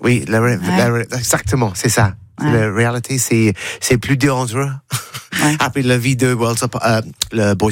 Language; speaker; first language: French; non-native, learner; English